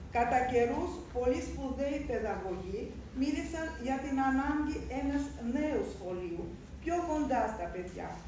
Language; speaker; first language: Greek; non-native, fluent; Russian